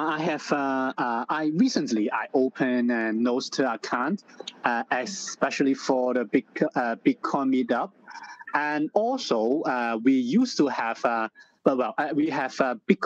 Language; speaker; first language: English; non-native, local second language; Cantonese